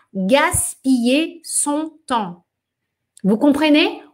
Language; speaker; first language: French; non-native, fluent; Portuguese